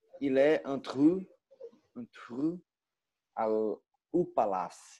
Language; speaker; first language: French; non-native, learner; Portuguese